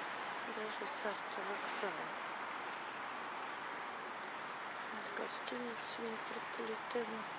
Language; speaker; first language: Russian; native; Russian